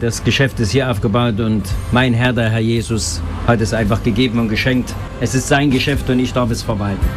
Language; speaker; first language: German; native; German